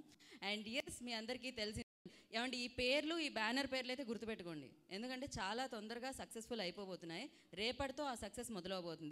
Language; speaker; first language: Telugu; native; Telugu